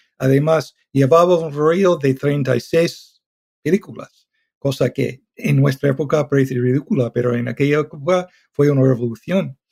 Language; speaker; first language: Spanish; non-native, fluent; English